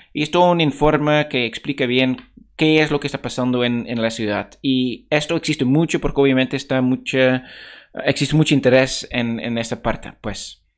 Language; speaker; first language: Spanish; non-native, fluent; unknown